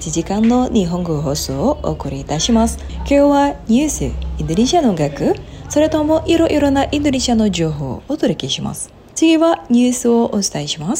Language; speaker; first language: Japanese; non-native, fluent; Indonesian